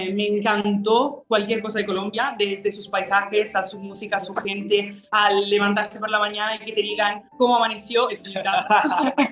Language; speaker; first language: Spanish; non-native, fluent; Italian